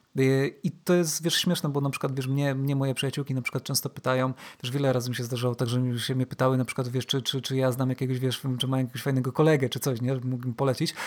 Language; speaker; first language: Polish; native; Polish